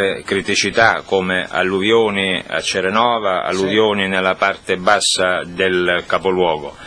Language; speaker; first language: Italian; native; Italian